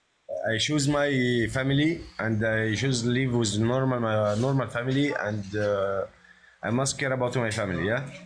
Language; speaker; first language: English; non-native, learner; Arabic